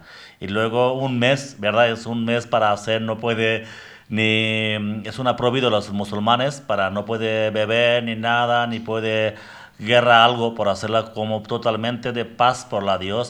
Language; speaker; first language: Spanish; non-native, learner; Bangla